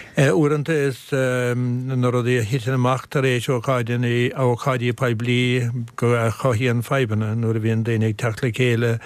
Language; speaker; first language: Irish; native; Irish